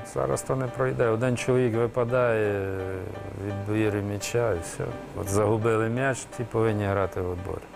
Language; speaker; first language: Ukrainian; native; Ukrainian